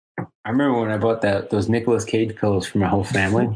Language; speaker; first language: English; native; English